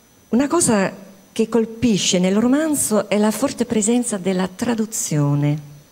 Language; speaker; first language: Italian; non-native, fluent; Dutch